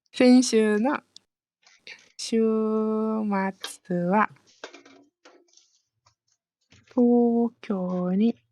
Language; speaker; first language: Japanese; non-native, fluent; Malay